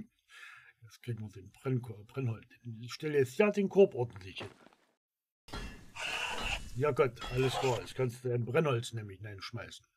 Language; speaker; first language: German; native; German